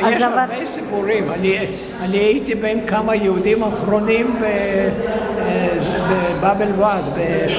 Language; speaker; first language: Hebrew; non-native, fluent; Yiddish